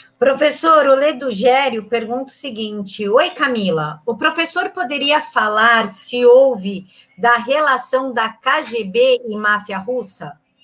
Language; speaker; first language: Portuguese; native; Portuguese